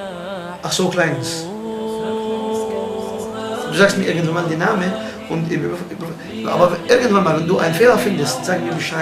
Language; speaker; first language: German; non-native, fluent; Arabic